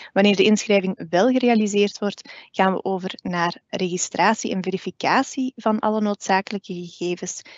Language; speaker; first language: Dutch; native; Dutch